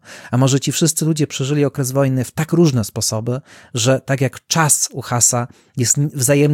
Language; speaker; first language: Polish; native; Polish